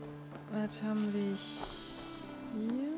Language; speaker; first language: German; native; German